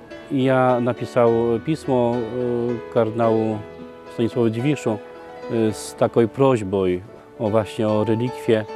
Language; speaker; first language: Polish; non-native, local second language; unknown